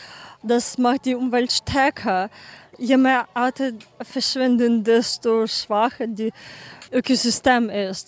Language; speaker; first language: German; non-native, learner; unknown